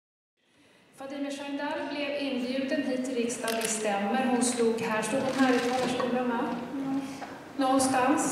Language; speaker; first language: Swedish; native; Swedish